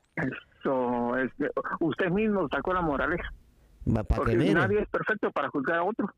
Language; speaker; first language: Spanish; native; Spanish